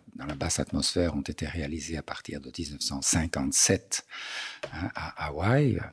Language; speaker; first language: French; native; French